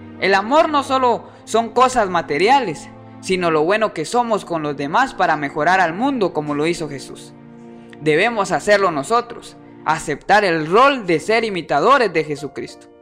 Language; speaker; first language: Spanish; native; Spanish